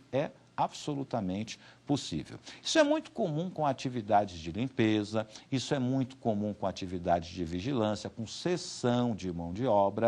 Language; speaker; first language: Portuguese; native; Portuguese